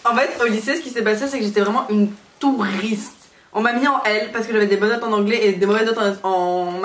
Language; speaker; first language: French; native; French